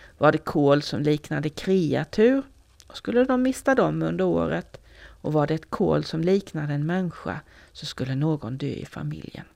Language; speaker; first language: Swedish; native; Swedish